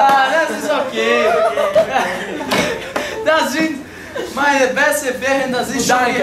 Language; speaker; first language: German; non-native, learner; Portuguese